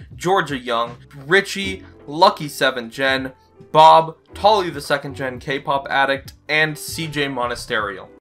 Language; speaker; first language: English; native; English